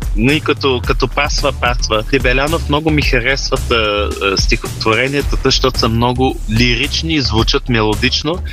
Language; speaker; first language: Bulgarian; early bilingual, heritage; Bulgarian